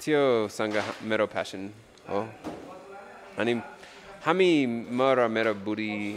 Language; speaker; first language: Nepali; non-native, learner; English